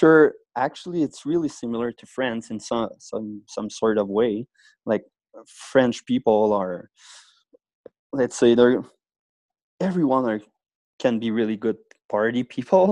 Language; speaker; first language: English; non-native, fluent; French